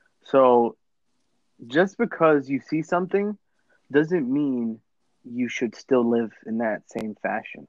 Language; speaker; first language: English; native; English